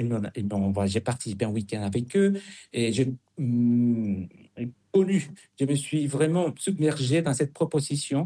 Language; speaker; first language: French; non-native, fluent; Spanish